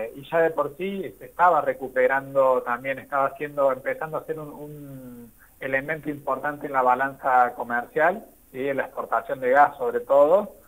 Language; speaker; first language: Spanish; native; Spanish